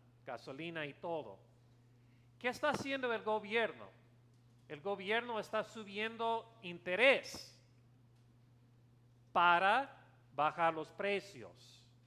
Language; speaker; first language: Spanish; non-native, learner; English